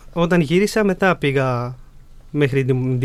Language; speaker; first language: Greek; early bilingual, other home language; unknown